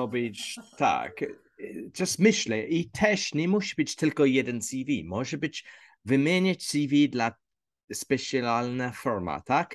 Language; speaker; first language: Polish; non-native, learner; English